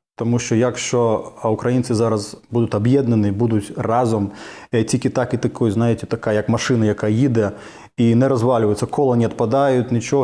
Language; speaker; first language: Ukrainian; non-native, fluent; Russian